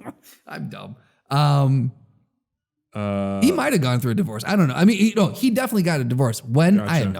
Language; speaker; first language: English; native; English